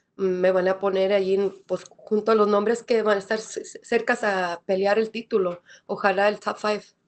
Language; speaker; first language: Spanish; early bilingual, other home language; English